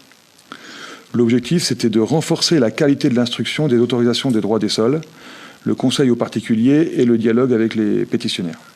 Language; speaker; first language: French; native; French